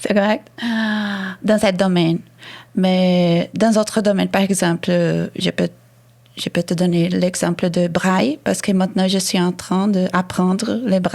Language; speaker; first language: French; non-native, fluent; Portuguese